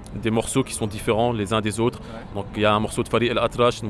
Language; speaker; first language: French; non-native, local second language; Arabic